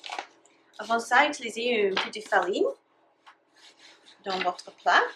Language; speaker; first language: French; non-native, learner; English